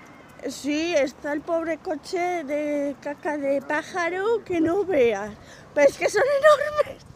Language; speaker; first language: Spanish; native; Spanish